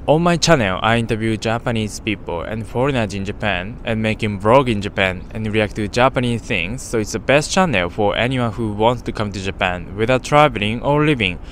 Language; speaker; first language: English; non-native, fluent; Japanese